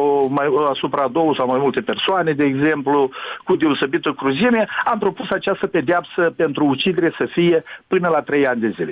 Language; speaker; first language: Romanian; native; Romanian